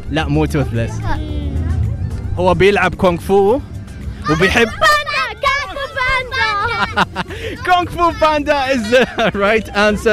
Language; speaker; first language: Arabic; native; Arabic